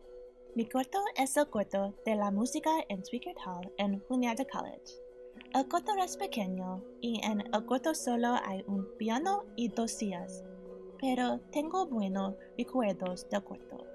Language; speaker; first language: Spanish; non-native, learner; English